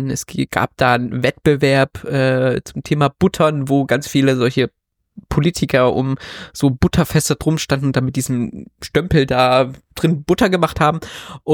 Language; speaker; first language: German; native; German